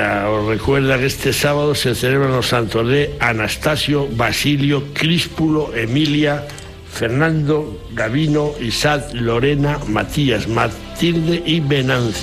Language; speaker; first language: Spanish; native; Spanish